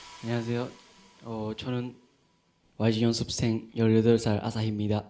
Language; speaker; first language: Korean; non-native, learner; Japanese